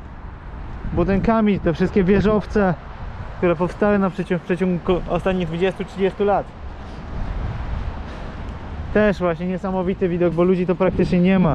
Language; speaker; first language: Polish; native; Polish